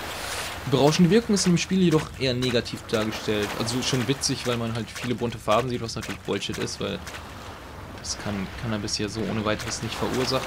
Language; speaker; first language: German; native; German